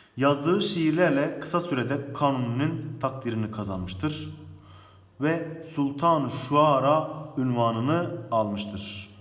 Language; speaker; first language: Turkish; native; Turkish